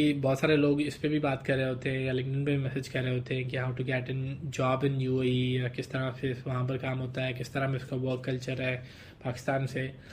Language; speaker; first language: Urdu; non-native, local second language; Sindhi